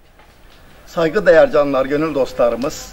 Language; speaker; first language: Turkish; native; Turkish